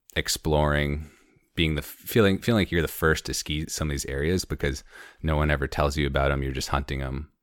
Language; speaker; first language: English; native; English